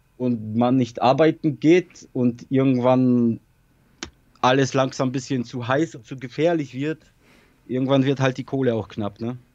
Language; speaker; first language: German; early bilingual, other home language; Polish